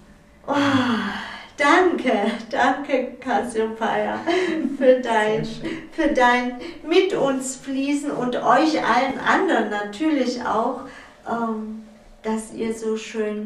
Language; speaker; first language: German; native; German